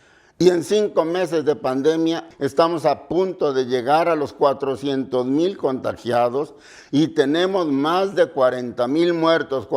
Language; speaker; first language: Spanish; native; Spanish